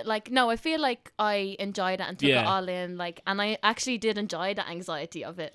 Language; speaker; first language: English; native; English